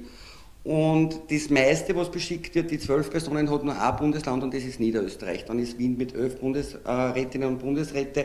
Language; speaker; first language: German; native; German